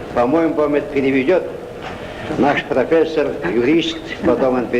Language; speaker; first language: Russian; non-native, local second language; Kazakh